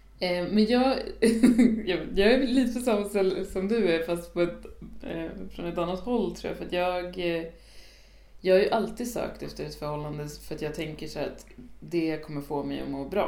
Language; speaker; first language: Swedish; native; Swedish